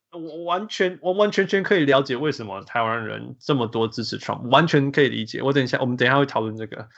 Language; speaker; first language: Chinese; early bilingual, heritage; Chinese